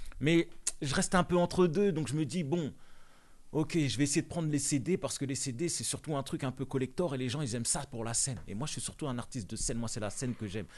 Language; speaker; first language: French; non-native, local second language; Bambara